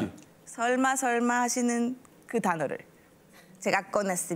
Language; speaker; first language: Korean; non-native, fluent; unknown